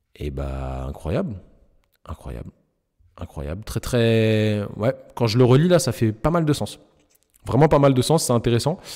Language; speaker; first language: French; native; French